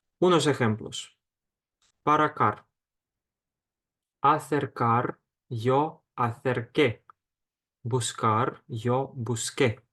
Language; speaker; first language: Spanish; non-native, fluent; Ukrainian